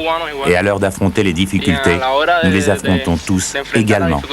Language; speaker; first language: French; native; French